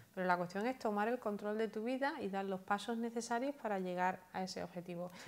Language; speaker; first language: Spanish; native; Spanish